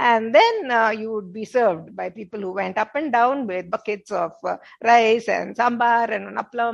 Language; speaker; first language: English; non-native, local second language; Telugu